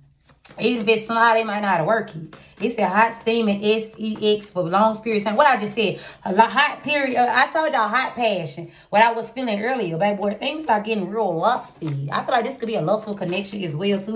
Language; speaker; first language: English; native; English